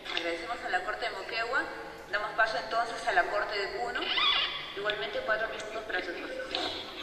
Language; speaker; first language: Spanish; native; Spanish